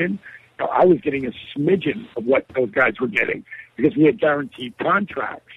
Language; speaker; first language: English; native; English